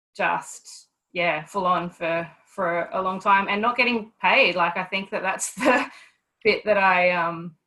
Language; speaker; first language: English; native; English